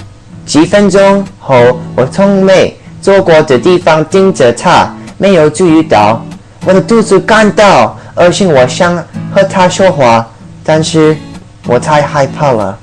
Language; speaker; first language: Chinese; non-native, learner; English